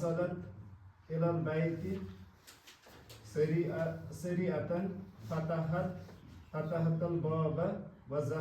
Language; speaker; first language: Arabic; non-native, learner; Kashmiri